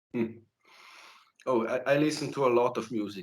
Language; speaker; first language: English; non-native, fluent; German